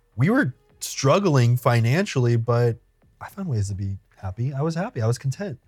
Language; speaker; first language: English; native; English